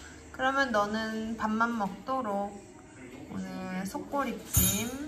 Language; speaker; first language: Korean; native; Korean